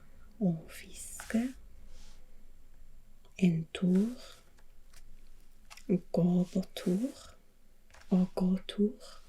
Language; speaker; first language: Norwegian; non-native, learner; German